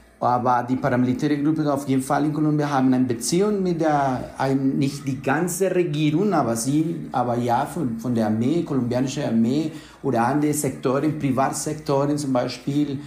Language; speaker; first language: German; non-native, learner; Spanish